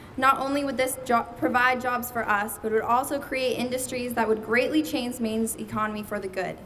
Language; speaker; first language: English; native; English